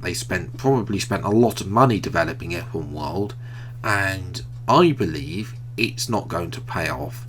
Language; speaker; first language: English; native; English